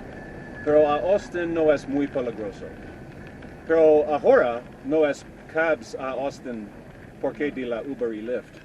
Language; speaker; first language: Spanish; non-native, learner; English